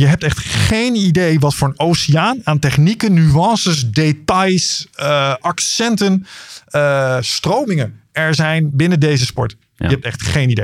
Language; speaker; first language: Dutch; native; Dutch